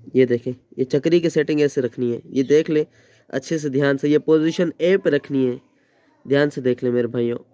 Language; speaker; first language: Urdu; non-native, local second language; Sindhi